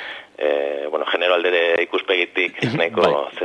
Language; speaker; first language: Basque; native; Basque